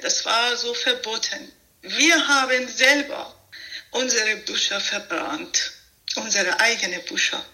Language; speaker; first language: German; non-native, fluent; Persian